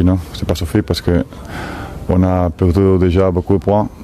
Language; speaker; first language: French; non-native, fluent; Spanish